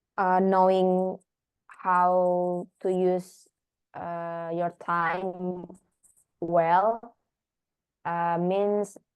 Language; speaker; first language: English; non-native, learner; Indonesian